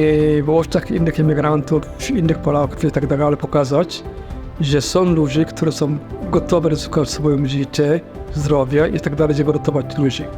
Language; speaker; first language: Polish; non-native, fluent; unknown